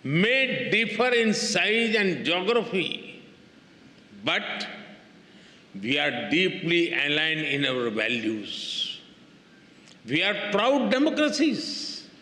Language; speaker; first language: English; non-native, local second language; Hindi